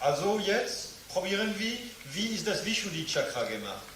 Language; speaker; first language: German; non-native, fluent; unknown